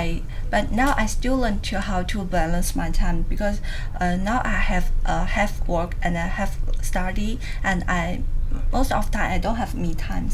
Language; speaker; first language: English; non-native, learner; Chinese